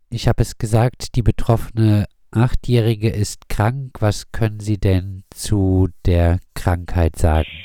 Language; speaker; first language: German; native; German